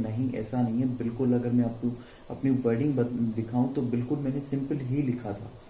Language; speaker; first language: Urdu; non-native, local second language; Sindhi